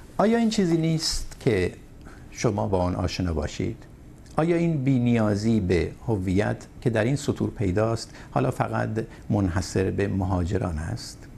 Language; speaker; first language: Persian; native; Persian